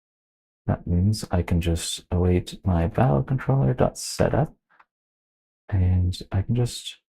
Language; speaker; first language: English; native; English